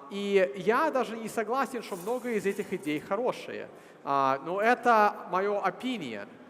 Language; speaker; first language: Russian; early bilingual, heritage; Russian